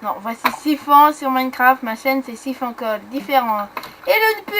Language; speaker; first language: French; native; French